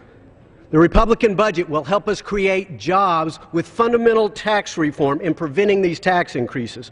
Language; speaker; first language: English; native; English